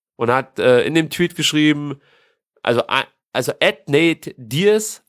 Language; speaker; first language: English; non-native, learner; German